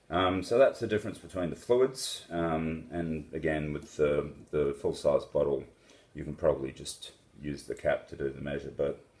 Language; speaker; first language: English; native; English